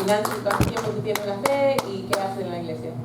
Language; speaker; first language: Spanish; early bilingual, heritage; Spanish